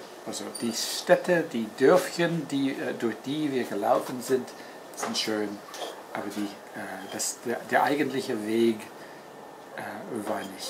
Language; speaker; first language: German; non-native, fluent; English